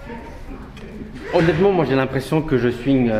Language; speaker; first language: French; native; French